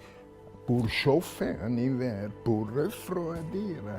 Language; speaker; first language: French; non-native, local second language; German